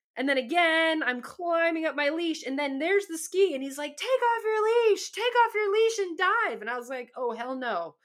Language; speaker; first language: English; native; English